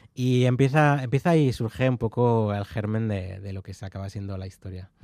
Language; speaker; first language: Spanish; native; Spanish